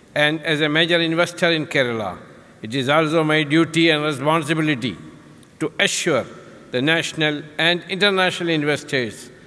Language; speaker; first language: English; non-native, local second language; Malayalam